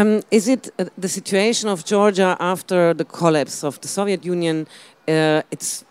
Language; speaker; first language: English; non-native, fluent; German